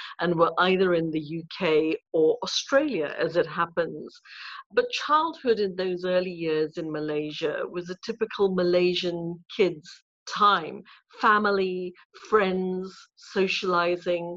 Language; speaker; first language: English; native; English